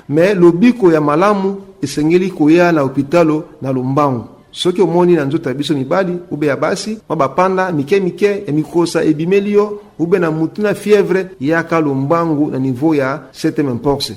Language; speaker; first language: Lingala; native; Lingala